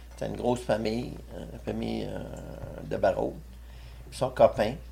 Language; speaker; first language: French; native; French